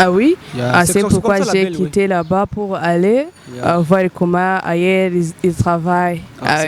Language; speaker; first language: French; non-native, local second language; Rundi